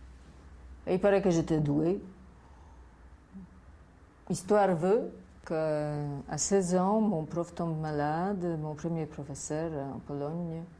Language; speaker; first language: French; non-native, fluent; Polish